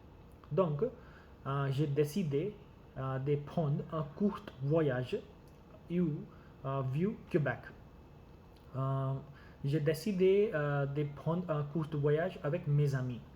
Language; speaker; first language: French; non-native, learner; Gujarati